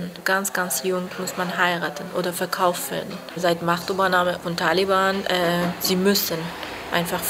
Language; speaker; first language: German; non-native, fluent; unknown